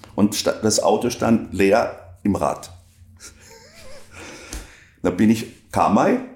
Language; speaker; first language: German; non-native, local second language; Swiss German